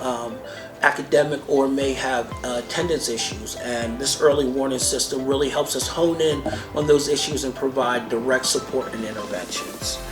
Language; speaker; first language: English; native; English